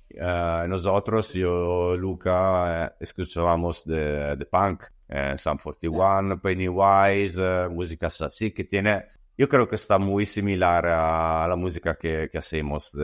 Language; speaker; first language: Spanish; non-native, learner; Italian